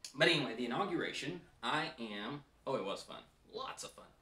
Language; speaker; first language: English; native; English